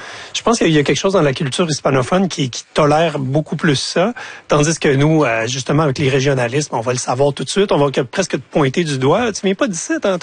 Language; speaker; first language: French; native; French